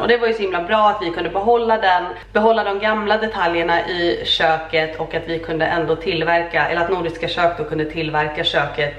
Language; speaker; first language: Swedish; native; Swedish